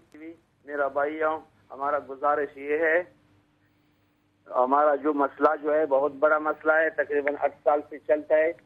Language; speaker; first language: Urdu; non-native, local second language; Pashto